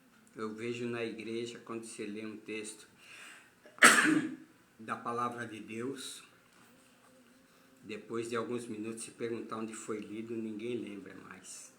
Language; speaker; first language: Portuguese; native; Portuguese